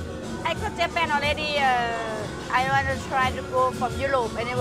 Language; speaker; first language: English; non-native, learner; Thai